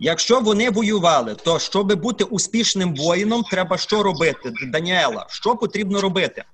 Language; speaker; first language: Ukrainian; native; Ukrainian